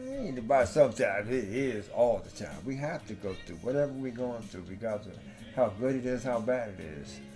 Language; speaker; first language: English; native; English